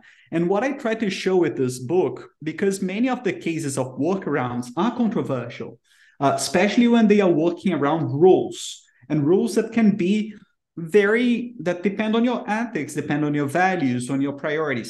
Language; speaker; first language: English; non-native, fluent; Portuguese